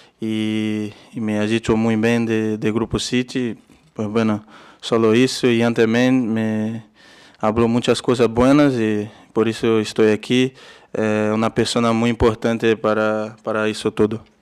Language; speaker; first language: Spanish; non-native, learner; Portuguese